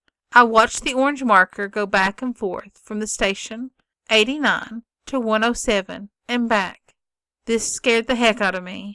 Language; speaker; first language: English; native; English